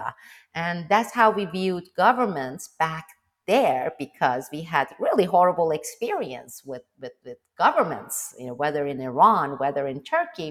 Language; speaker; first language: English; non-native, fluent; Turkish